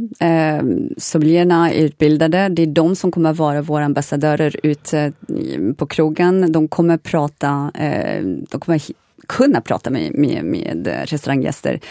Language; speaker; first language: Swedish; non-native, fluent; French